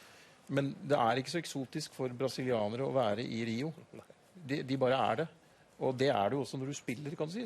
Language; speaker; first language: Norwegian; native; Norwegian